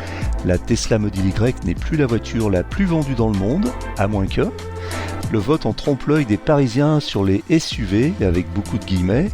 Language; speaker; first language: French; native; French